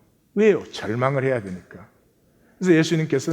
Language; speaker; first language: Korean; native; Korean